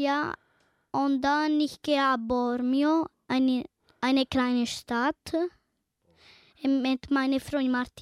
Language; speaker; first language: German; non-native, learner; Italian